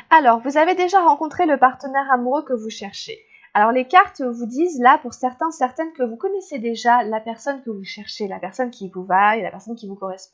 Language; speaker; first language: French; native; French